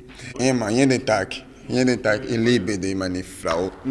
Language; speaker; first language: German; non-native, learner; Portuguese